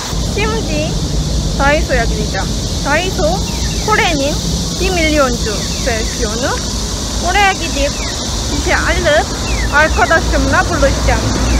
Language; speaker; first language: Turkish; non-native, fluent; Korean